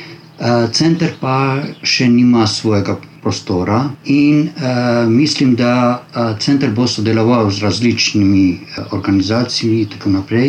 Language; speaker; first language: Slovenian; non-native, learner; Armenian